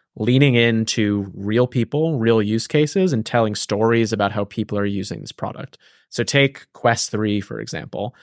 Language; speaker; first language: English; native; English